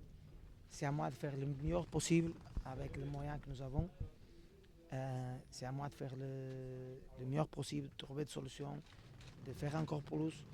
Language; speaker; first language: French; non-native, learner; Portuguese